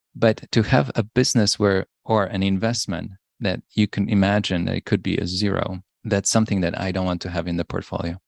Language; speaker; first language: English; non-native, fluent; Polish